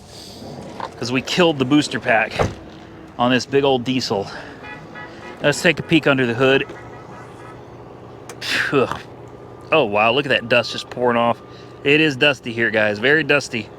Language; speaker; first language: English; native; English